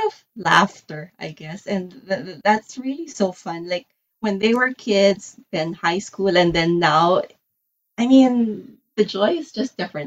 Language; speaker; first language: English; non-native, local second language; Filipino